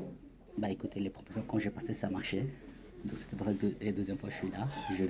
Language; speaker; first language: French; non-native, learner; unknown